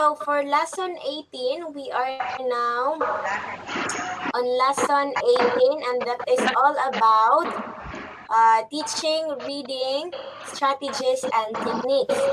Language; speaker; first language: English; non-native, fluent; Vietnamese